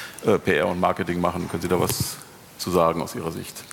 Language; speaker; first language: German; native; German